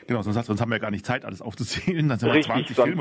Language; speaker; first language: German; native; German